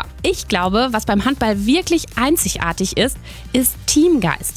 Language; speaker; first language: German; native; German